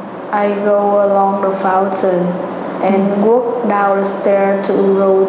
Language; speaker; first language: English; non-native, learner; Vietnamese